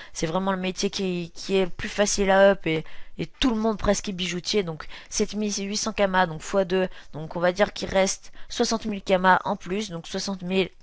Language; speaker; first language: French; native; French